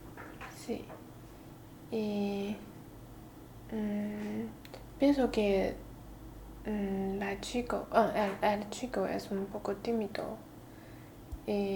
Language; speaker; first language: Spanish; non-native, learner; Chinese